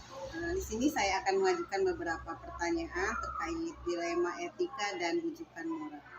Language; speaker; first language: Indonesian; native; Indonesian